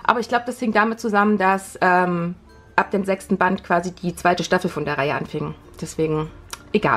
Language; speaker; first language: German; native; German